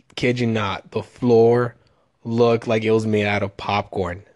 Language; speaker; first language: English; early bilingual, other home language; Spanish